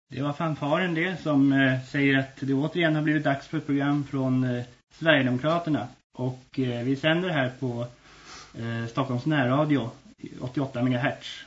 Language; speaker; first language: Swedish; native; Swedish